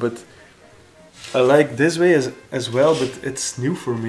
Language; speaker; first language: English; non-native, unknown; Dutch